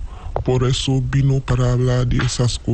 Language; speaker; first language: Spanish; non-native, learner; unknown